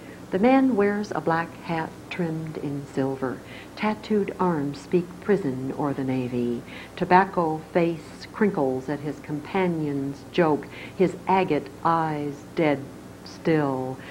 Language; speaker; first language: English; native; English